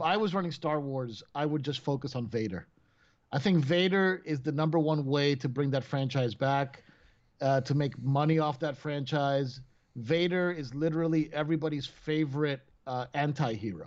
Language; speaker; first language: English; non-native, fluent; Spanish